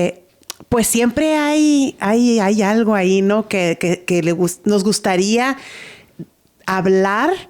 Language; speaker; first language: Spanish; native; Spanish